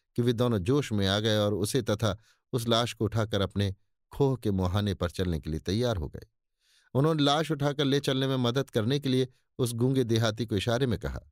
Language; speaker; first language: Hindi; native; Hindi